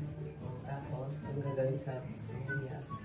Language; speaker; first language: Filipino; native; Filipino